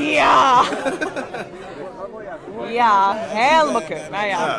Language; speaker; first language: Dutch; non-native, fluent; English